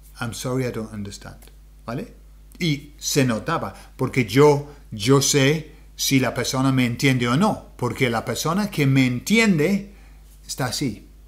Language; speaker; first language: Spanish; non-native, fluent; English